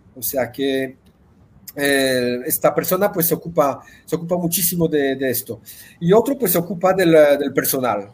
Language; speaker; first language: Spanish; early bilingual, heritage; Spanish